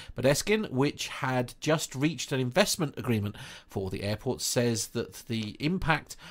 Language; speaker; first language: English; native; English